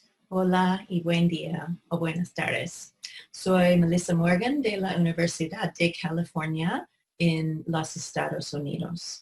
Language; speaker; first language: Spanish; non-native, fluent; English